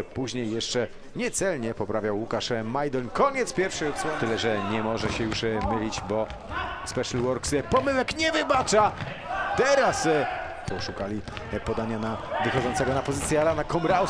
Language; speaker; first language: Polish; native; Polish